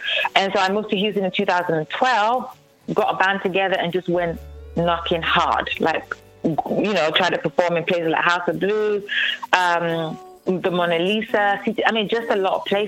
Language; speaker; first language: English; native; English